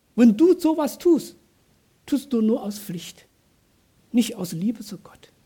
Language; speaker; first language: German; non-native, fluent; Chinese